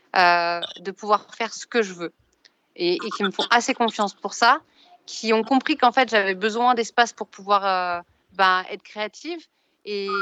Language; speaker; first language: French; native; French